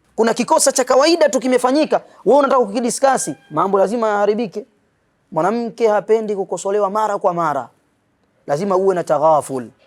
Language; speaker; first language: Swahili; native; Swahili